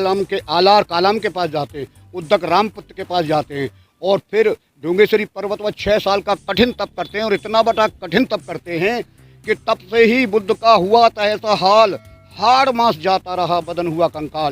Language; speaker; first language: Hindi; native; Hindi